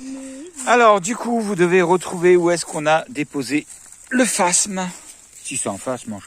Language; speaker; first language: French; native; French